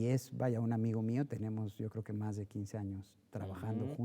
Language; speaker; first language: Spanish; native; Spanish